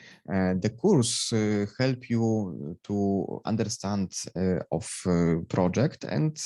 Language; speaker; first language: English; non-native, fluent; Polish